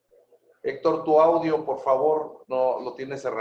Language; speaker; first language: Spanish; native; Spanish